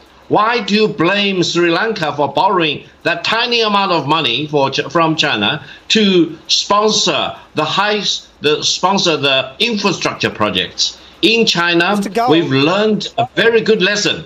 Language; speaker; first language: English; non-native, fluent; Chinese